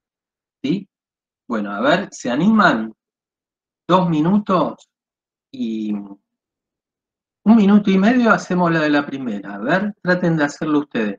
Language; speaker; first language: Spanish; native; Spanish